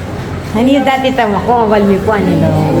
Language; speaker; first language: Hebrew; non-native, learner; Filipino